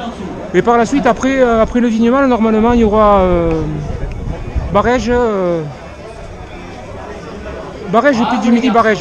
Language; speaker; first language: French; native; French